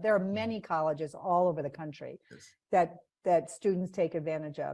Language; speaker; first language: English; native; English